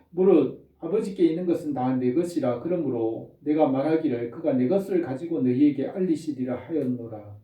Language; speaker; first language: Korean; native; Korean